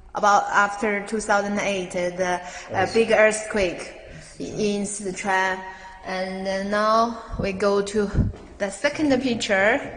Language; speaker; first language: English; non-native, learner; Chinese